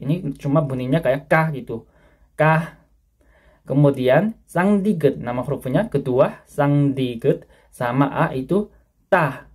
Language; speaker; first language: Indonesian; non-native, fluent; Korean